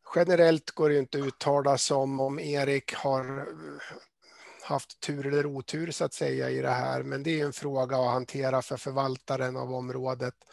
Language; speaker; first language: Swedish; native; Swedish